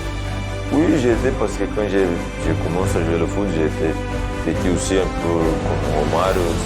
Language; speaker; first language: French; non-native, fluent; Portuguese